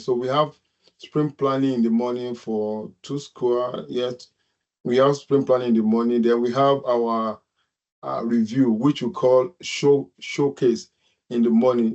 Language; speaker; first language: English; non-native, local second language; Yoruba